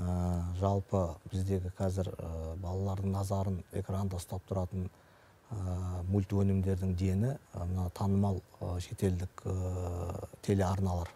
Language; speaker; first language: Kazakh; native; Kazakh